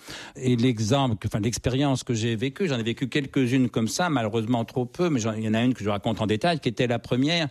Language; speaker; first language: French; native; French